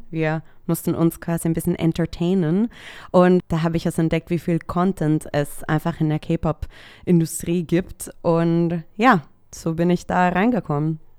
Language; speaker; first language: German; non-native, fluent; Spanish